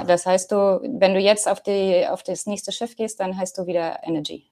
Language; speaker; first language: German; native; German